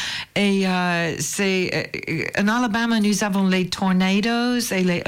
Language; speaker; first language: French; non-native, learner; English